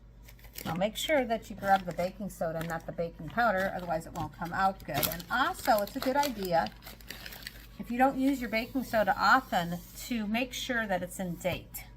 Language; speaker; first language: English; native; English